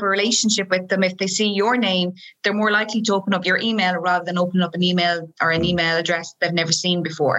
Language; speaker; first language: English; native; English